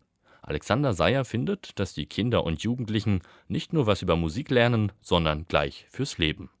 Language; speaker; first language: German; native; German